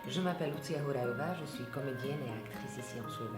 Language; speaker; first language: French; non-native, fluent; Slovak